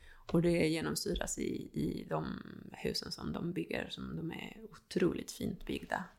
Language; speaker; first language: Swedish; non-native, fluent; Spanish